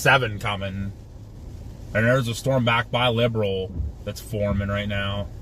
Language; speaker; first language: English; native; English